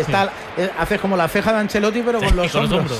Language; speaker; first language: Spanish; native; Spanish